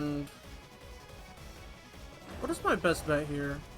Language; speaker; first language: English; native; English